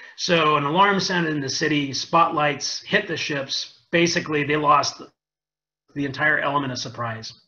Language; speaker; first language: English; native; English